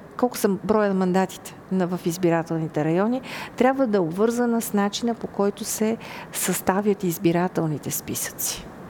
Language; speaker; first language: Bulgarian; native; Bulgarian